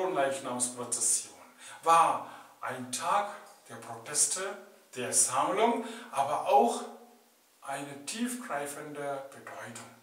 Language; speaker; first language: German; non-native, fluent; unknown